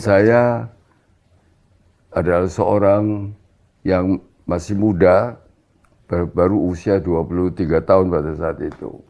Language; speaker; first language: Indonesian; non-native, local second language; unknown